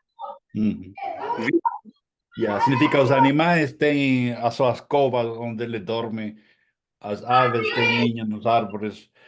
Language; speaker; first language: Portuguese; non-native, fluent; Spanish